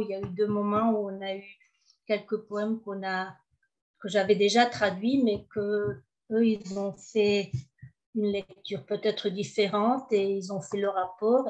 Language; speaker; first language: French; early bilingual, heritage; French